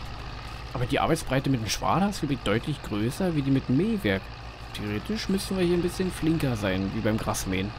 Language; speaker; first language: German; native; German